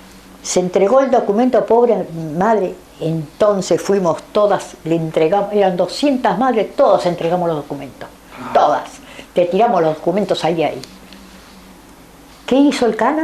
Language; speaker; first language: Spanish; native; Spanish